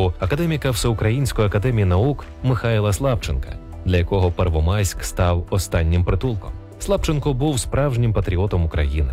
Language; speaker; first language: Ukrainian; native; Ukrainian